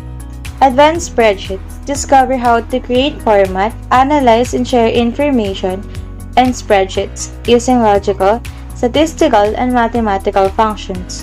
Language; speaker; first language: English; non-native, local second language; Filipino